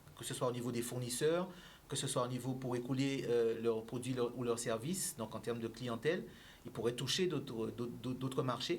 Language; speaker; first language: French; native; French